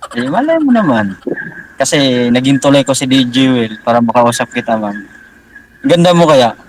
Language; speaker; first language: Filipino; non-native, local second language; Cebuano